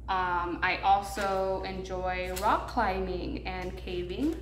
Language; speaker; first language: English; native; English